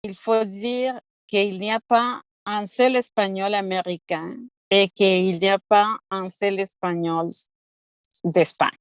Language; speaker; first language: French; non-native, fluent; Spanish